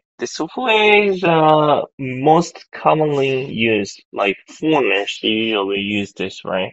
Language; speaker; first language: English; non-native, fluent; Korean